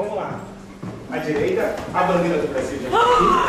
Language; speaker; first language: Portuguese; native; Portuguese